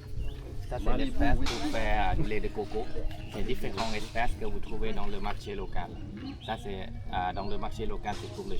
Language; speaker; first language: French; non-native, fluent; Thai